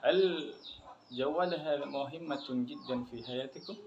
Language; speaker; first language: Arabic; non-native, learner; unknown